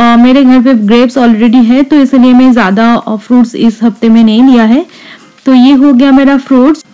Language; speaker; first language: Hindi; non-native, local second language; Bangla